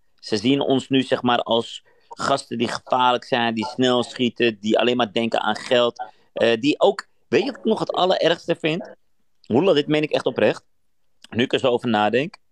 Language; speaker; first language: Dutch; early bilingual, other home language; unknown